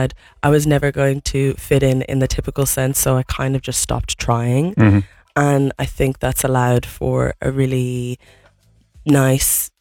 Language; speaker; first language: English; native; English